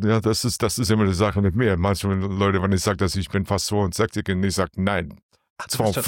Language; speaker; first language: German; non-native, learner; English